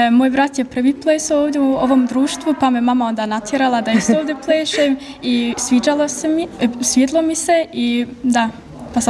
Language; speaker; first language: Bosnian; early bilingual, heritage; Bosnian